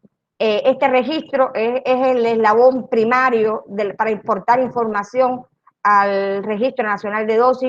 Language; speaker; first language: Spanish; native; Spanish